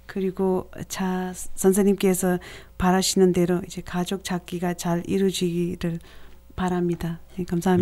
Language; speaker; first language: Korean; non-native, fluent; Nepali